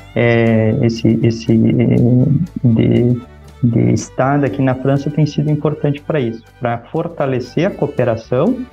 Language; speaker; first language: Portuguese; native; Portuguese